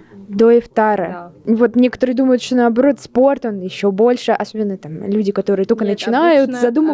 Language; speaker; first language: Russian; native; Russian